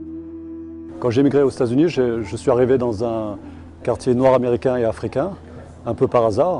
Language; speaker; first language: French; native; French